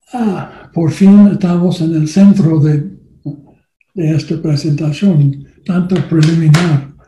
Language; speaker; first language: Spanish; non-native, learner; English